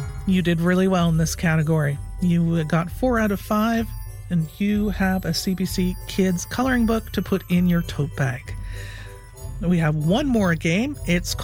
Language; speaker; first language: English; native; English